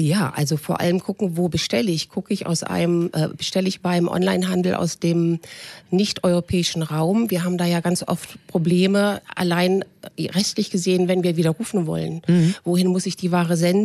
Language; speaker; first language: German; native; German